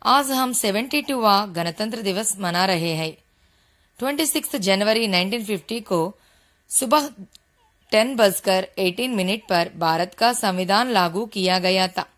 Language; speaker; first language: Hindi; non-native, local second language; Telugu